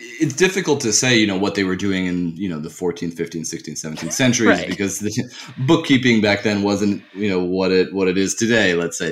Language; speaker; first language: English; native; English